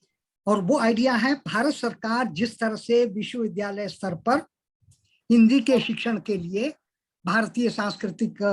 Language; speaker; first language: Hindi; native; Hindi